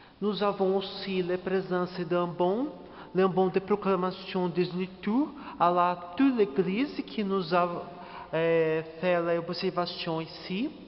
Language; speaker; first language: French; non-native, learner; Portuguese